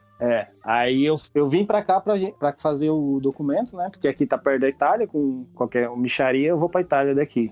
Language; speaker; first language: Portuguese; native; Portuguese